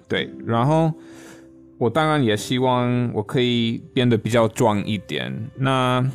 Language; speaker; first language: Chinese; non-native, fluent; English